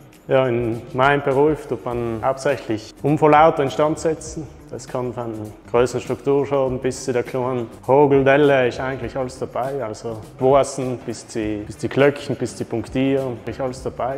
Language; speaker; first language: German; native; German